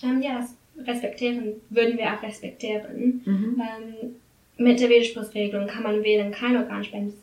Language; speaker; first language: German; non-native, learner; English